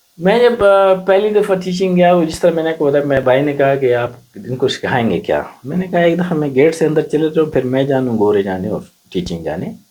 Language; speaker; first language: Urdu; non-native, local second language; Pashto